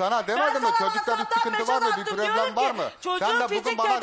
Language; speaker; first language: Turkish; native; Turkish